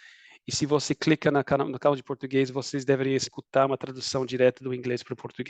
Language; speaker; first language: Portuguese; non-native, fluent; English